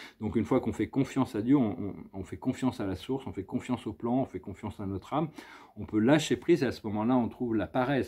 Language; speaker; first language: French; native; French